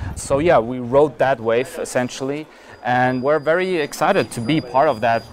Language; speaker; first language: English; non-native, fluent; German